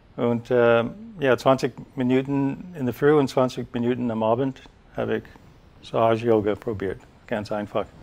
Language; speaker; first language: German; non-native, fluent; English